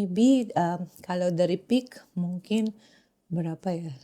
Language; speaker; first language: Indonesian; non-native, fluent; Filipino